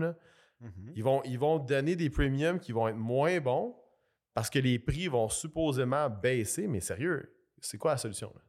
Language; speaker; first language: French; native; French